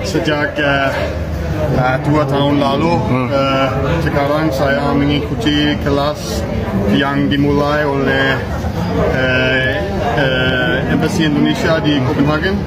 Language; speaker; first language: Indonesian; non-native, learner; Danish